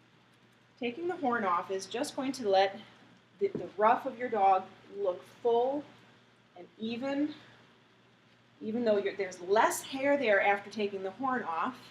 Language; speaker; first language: English; native; English